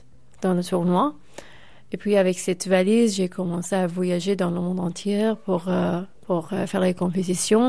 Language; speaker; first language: French; non-native, fluent; Persian